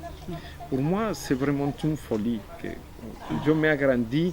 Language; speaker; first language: French; non-native, fluent; Spanish